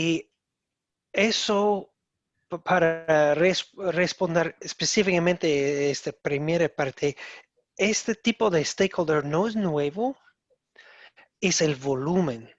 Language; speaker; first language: Spanish; non-native, learner; English